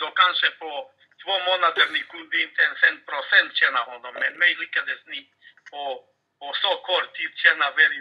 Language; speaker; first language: Swedish; non-native, fluent; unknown